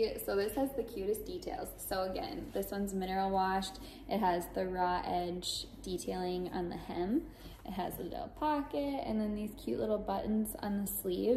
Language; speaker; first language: English; native; English